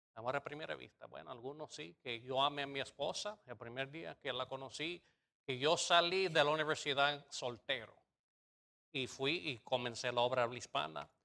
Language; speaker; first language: Spanish; non-native, fluent; English